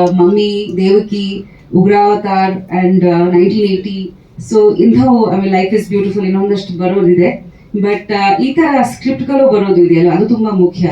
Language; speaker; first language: Kannada; non-native, fluent; Bangla